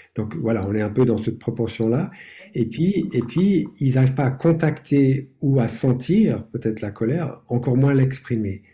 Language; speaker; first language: French; non-native, fluent; English